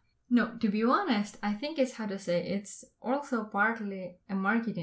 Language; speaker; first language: English; non-native, fluent; Russian